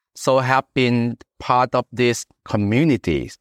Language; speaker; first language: English; non-native, fluent; Thai